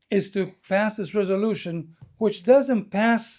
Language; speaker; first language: English; non-native, fluent; Portuguese